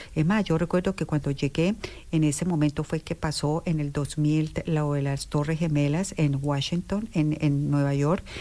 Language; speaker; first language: Spanish; native; Spanish